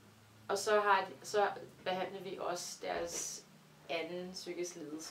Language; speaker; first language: Danish; non-native, fluent; English